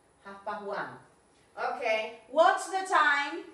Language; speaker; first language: English; non-native, fluent; Spanish